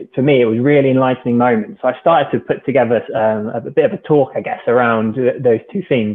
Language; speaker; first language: English; native; English